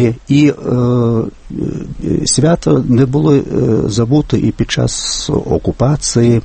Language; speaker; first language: Ukrainian; non-native, fluent; Lithuanian